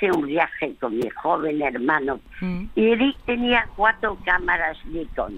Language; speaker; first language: Spanish; early bilingual, other home language; French